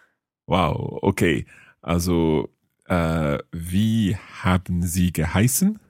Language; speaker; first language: German; non-native, learner; English